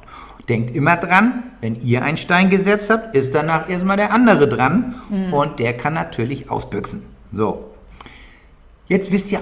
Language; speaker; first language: German; native; German